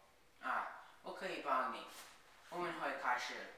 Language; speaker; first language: Chinese; non-native, learner; English